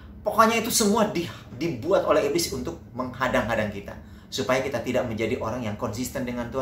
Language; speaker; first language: Indonesian; native; Indonesian